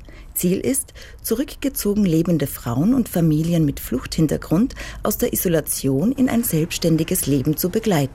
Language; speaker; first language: German; native; German